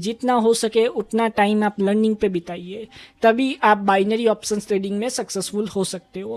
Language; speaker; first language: Hindi; native; Hindi